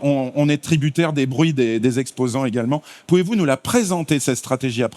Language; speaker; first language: French; native; French